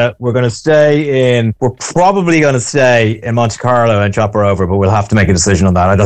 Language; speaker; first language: English; native; English